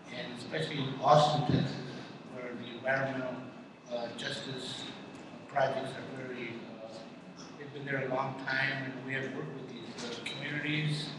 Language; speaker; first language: English; native; English